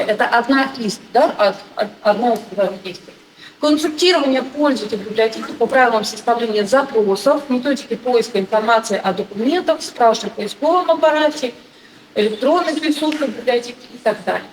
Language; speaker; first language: Russian; native; Russian